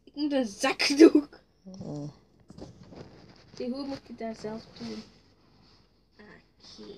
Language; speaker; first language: Dutch; early bilingual, other home language; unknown